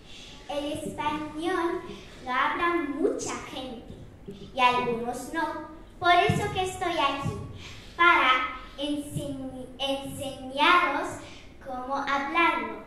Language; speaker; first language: Spanish; non-native, learner; Arabic